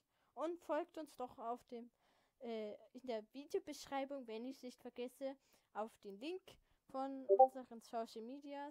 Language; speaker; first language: German; native; German